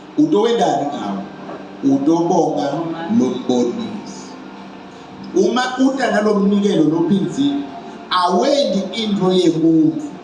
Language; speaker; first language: Zulu; non-native, local second language; Swati